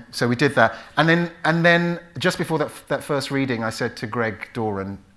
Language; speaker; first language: English; native; English